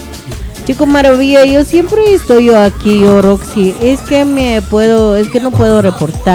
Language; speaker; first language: Spanish; native; Spanish